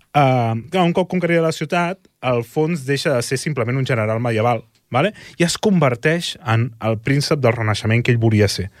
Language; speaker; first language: Catalan; native; Catalan